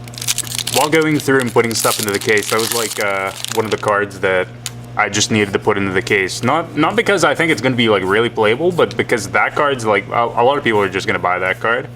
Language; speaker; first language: English; native; English